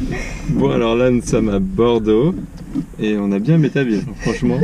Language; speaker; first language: French; native; French